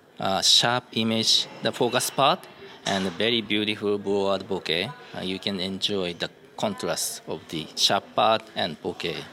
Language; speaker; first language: English; non-native, learner; Japanese